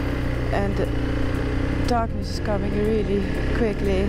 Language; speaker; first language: English; non-native, fluent; Dutch